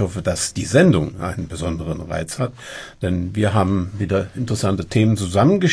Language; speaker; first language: German; native; German